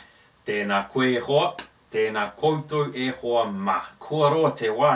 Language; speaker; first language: Māori; non-native, learner; English